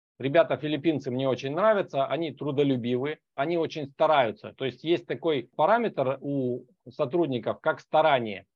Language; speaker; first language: Russian; native; Russian